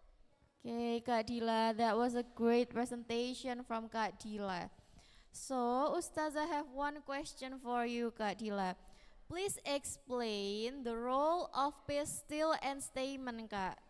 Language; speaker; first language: English; non-native, learner; Indonesian